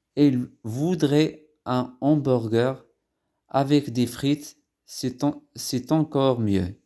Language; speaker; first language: French; non-native, local second language; Arabic